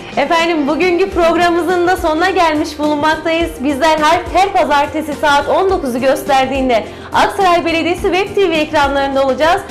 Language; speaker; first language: Turkish; native; Turkish